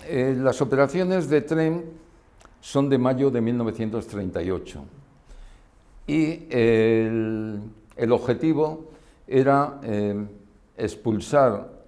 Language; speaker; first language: Spanish; native; Spanish